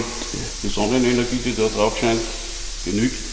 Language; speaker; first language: German; native; German